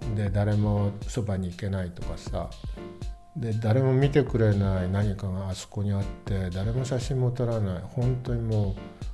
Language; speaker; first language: Japanese; native; Japanese